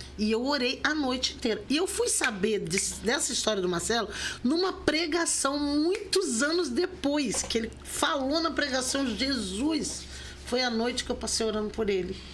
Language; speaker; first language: Portuguese; native; Portuguese